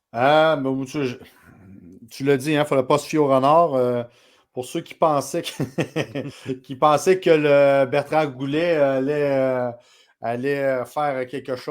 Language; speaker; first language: French; native; French